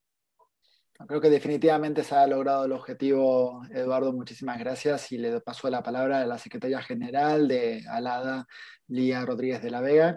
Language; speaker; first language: Spanish; native; Spanish